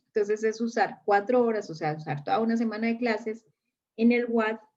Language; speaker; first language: Spanish; native; Spanish